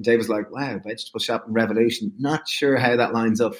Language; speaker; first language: English; native; English